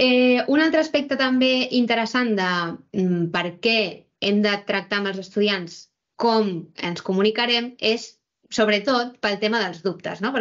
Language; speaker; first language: Catalan; native; Catalan